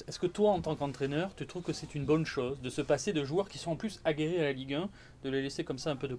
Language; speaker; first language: French; native; French